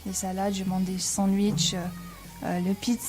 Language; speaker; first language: French; non-native, learner; English